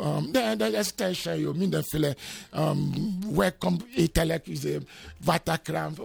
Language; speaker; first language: Hungarian; non-native, fluent; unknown